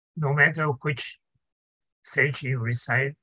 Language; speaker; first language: English; non-native, fluent; Chinese